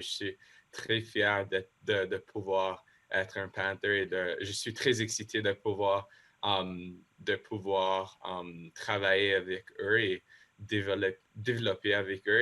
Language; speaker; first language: French; non-native, local second language; English